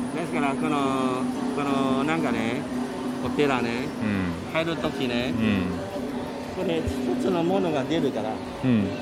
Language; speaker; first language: Japanese; non-native, learner; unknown